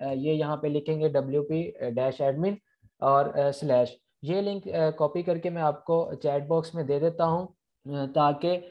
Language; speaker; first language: Urdu; non-native, local second language; Punjabi